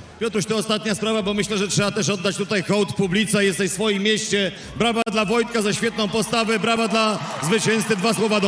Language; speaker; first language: Polish; native; Polish